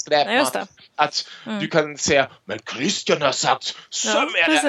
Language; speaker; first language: Swedish; non-native, fluent; German